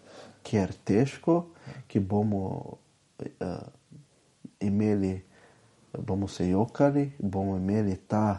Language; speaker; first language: Slovenian; non-native, fluent; Portuguese